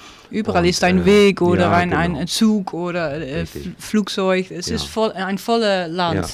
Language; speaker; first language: German; non-native, learner; Dutch